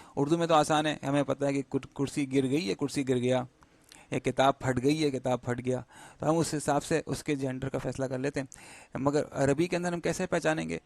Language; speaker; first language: Urdu; native; Urdu